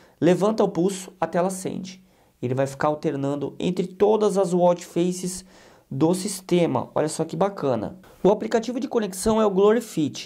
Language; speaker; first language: Portuguese; native; Portuguese